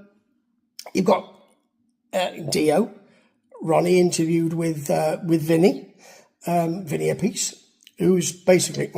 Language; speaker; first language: English; native; English